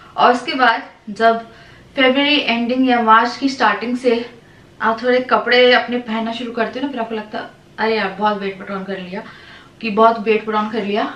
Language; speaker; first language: Hindi; native; Hindi